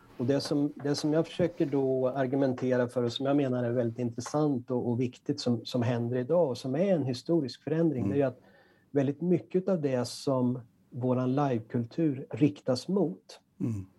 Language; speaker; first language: Swedish; native; Swedish